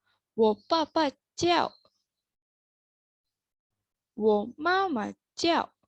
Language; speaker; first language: Chinese; non-native, learner; Indonesian